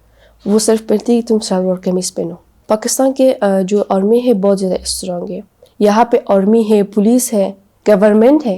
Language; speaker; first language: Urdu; non-native, learner; Persian